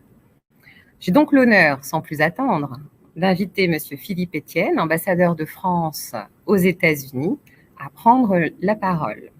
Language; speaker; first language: French; native; French